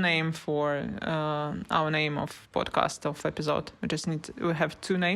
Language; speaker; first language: English; non-native, learner; Russian